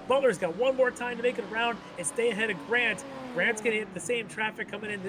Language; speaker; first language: English; native; English